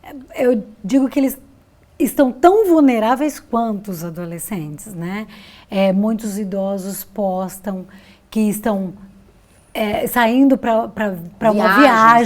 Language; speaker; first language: Portuguese; native; Portuguese